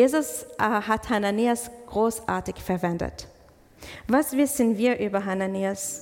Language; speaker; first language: German; non-native, fluent; English